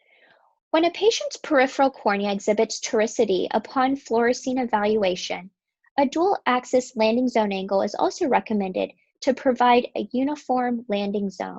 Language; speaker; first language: English; native; English